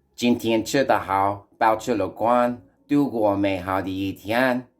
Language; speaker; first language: Chinese; non-native, learner; English